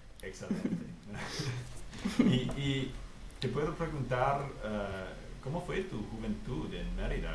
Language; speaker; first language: Spanish; non-native, fluent; English